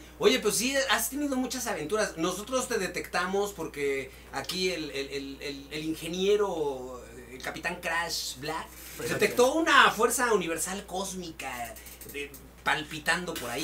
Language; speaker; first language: Spanish; native; Spanish